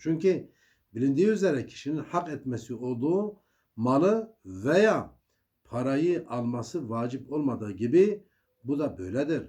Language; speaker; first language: Turkish; native; Turkish